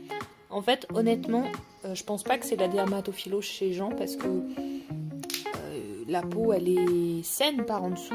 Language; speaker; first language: French; native; French